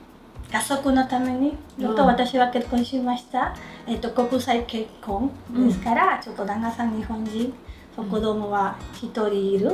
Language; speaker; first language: Japanese; non-native, learner; Spanish